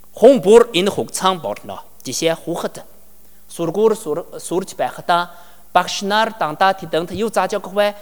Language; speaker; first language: Mongolian; non-native, learner; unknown